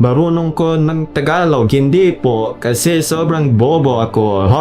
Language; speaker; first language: Filipino; non-native, learner; English